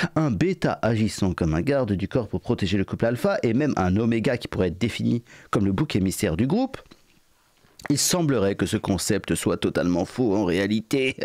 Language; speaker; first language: French; native; French